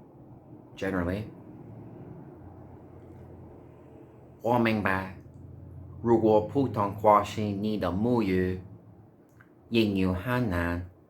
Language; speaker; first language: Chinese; non-native, learner; English